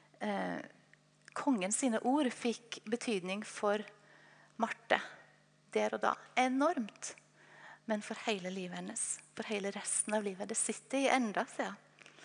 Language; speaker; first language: Norwegian; native; Norwegian